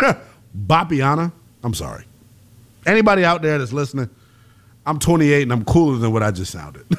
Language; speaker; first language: English; native; English